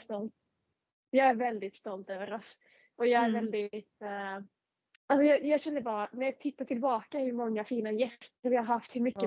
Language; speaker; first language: Swedish; non-native, fluent; Finnish